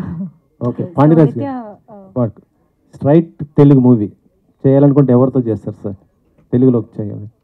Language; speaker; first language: Telugu; native; Telugu